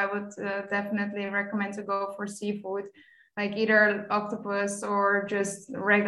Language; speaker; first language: English; non-native, fluent; Dutch